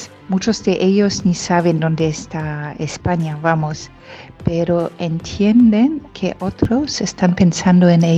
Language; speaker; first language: Spanish; non-native, fluent; Polish